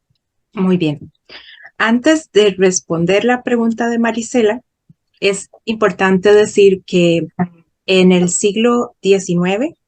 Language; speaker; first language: Spanish; non-native, fluent; Portuguese